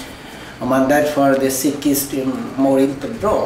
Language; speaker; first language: Swedish; non-native, learner; Bangla